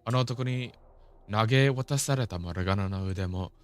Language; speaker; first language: Japanese; non-native, learner; English